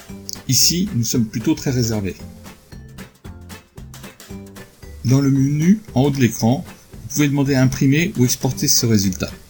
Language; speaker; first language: French; native; French